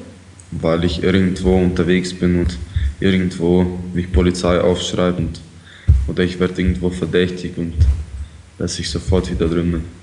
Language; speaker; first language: German; early bilingual, other home language; Ukrainian